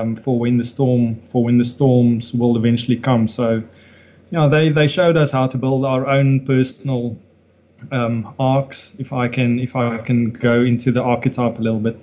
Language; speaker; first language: English; non-native, local second language; Afrikaans